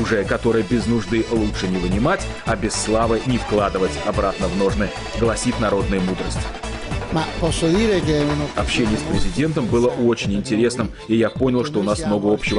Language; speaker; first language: Russian; native; Russian